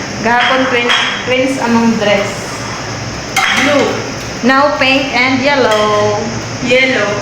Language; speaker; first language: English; non-native, learner; Cebuano